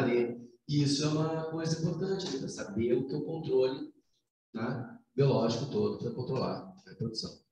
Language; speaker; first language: Portuguese; native; Portuguese